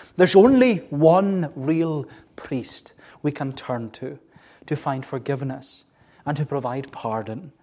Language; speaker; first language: English; native; English